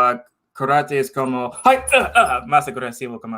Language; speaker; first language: Spanish; non-native, fluent; English